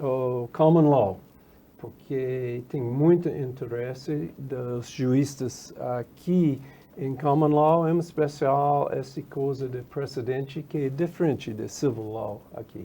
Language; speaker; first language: Portuguese; non-native, fluent; English